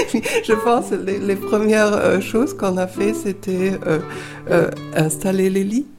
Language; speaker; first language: French; non-native, fluent; German